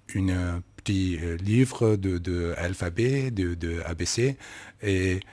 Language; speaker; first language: French; non-native, learner; Kurdish